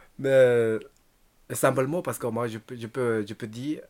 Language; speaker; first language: French; non-native, learner; Tibetan